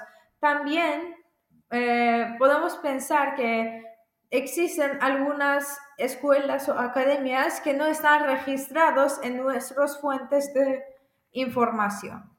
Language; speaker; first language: Spanish; non-native, fluent; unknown